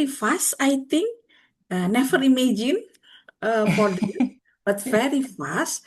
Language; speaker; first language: English; non-native, learner; Indonesian